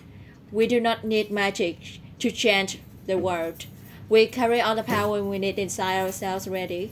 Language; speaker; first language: English; non-native, learner; Vietnamese